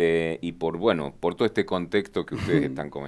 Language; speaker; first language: Spanish; native; Spanish